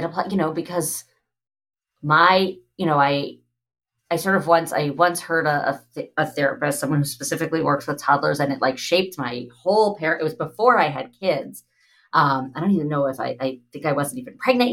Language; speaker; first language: English; native; English